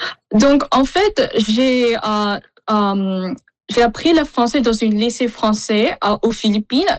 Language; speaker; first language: French; non-native, fluent; Filipino